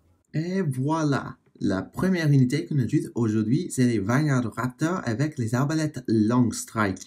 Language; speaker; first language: French; non-native, fluent; English